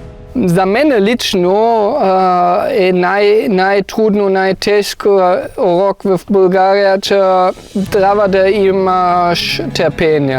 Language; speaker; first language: Bulgarian; non-native, fluent; German